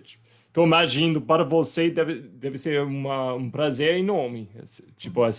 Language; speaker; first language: Portuguese; non-native, fluent; English